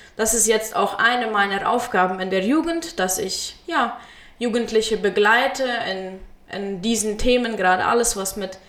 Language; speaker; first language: German; early bilingual, heritage; Spanish